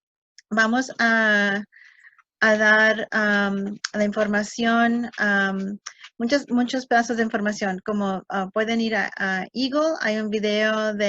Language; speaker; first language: Spanish; early bilingual, heritage; English